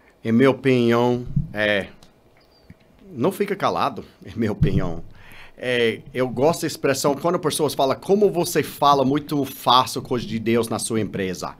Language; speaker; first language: Portuguese; non-native, learner; English